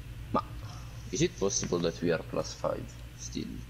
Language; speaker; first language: English; non-native, fluent; Italian